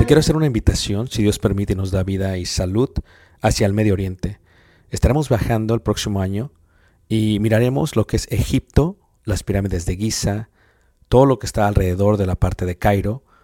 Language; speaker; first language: Spanish; native; Spanish